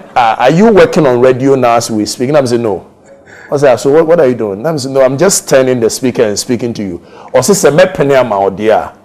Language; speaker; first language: English; non-native, local second language; Akan